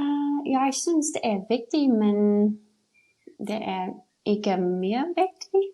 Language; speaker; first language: Danish; non-native, learner; English